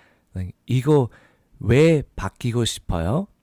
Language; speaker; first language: Korean; non-native, fluent; English